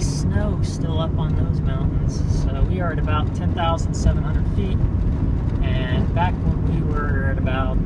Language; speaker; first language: English; native; English